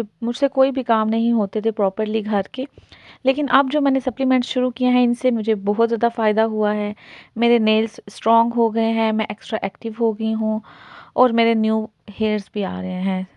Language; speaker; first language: Hindi; native; Hindi